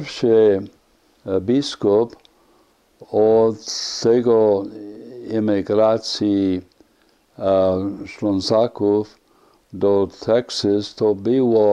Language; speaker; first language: Polish; early bilingual, heritage; Polish